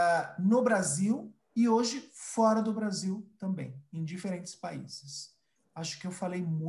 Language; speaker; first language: Portuguese; early bilingual, other home language; Spanish